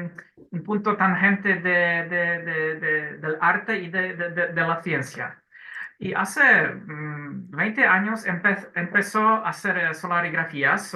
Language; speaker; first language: Spanish; non-native, learner; Polish